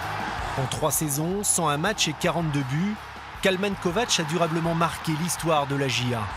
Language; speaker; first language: French; native; French